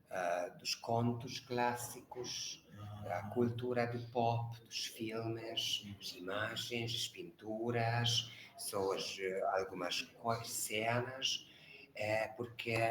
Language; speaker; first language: Portuguese; non-native, learner; Hungarian